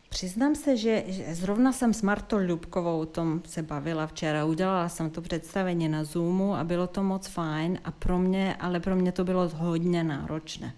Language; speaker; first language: Czech; non-native, fluent; Serbian